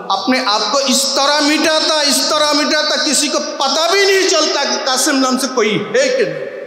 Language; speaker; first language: Hindi; non-native, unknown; Bangla